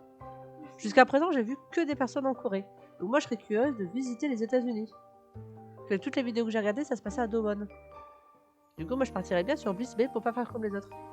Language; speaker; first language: French; native; French